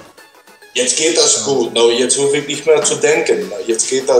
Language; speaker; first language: German; non-native, learner; Dutch